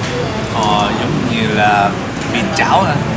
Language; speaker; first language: Vietnamese; non-native, learner; Japanese